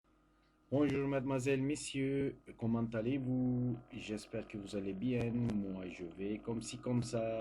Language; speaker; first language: French; non-native, learner; Turkish